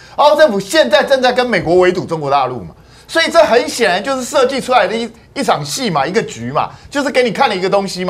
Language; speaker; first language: Chinese; native; Chinese